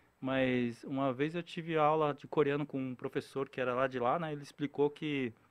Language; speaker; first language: Portuguese; early bilingual, other home language; Korean